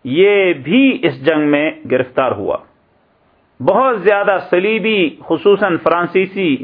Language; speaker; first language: Urdu; native; Urdu